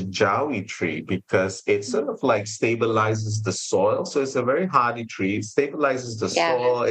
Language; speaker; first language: English; non-native, local second language; Malay